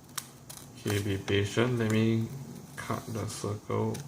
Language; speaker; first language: English; native; English